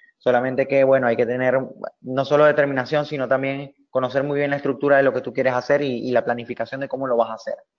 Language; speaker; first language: Spanish; native; Spanish